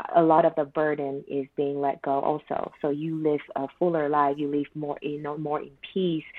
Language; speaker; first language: English; non-native, local second language; Chinese